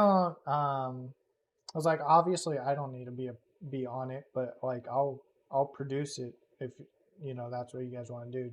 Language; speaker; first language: English; native; English